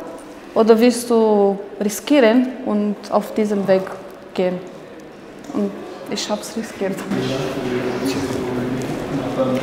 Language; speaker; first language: German; non-native, fluent; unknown